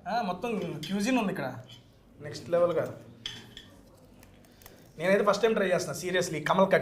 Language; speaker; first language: Telugu; native; Telugu